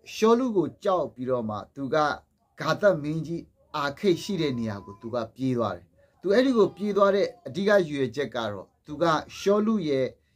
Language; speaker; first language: Burmese; non-native, local second language; S'gaw Karen